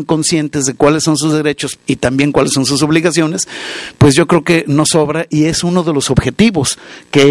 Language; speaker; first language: Spanish; native; Spanish